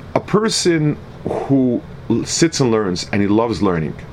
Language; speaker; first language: English; native; English